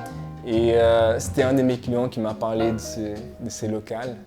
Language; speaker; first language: French; non-native, fluent; Portuguese